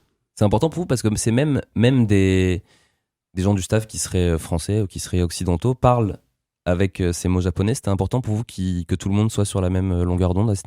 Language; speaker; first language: French; native; French